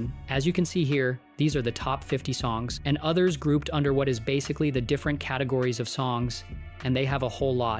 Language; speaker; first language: English; native; English